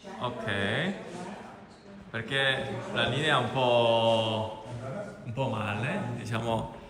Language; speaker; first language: Italian; non-native, fluent; Korean